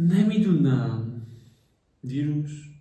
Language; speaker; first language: Persian; non-native, learner; German